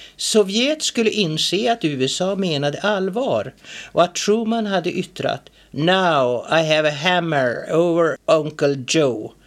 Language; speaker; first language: Swedish; native; Swedish